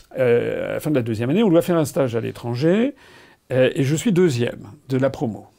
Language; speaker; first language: French; native; French